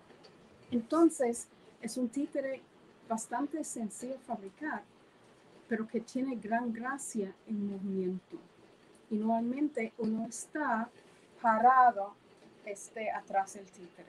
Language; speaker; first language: Spanish; non-native, fluent; English